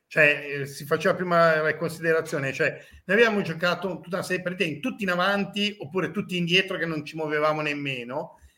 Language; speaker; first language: Italian; native; Italian